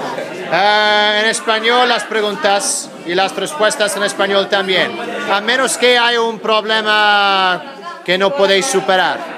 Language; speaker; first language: Spanish; non-native, fluent; English